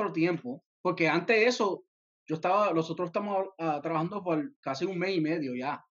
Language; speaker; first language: Spanish; early bilingual, heritage; Spanish